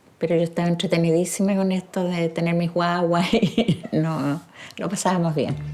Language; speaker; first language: Spanish; native; Spanish